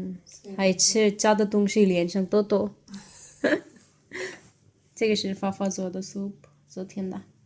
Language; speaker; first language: Chinese; non-native, fluent; Urdu